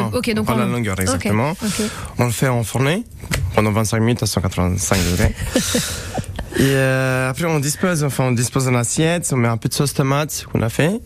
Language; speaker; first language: French; non-native, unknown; Romanian